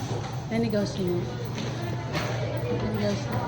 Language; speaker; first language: Japanese; non-native, learner; Filipino